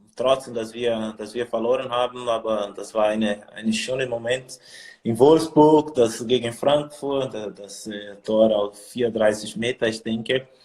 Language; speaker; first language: German; non-native, learner; Portuguese